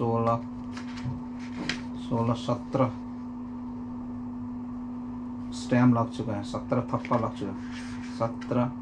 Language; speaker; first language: Hindi; non-native, local second language; Bangla